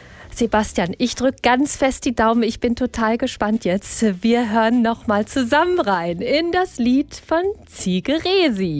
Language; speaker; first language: German; native; German